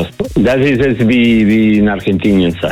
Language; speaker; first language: German; non-native, learner; Spanish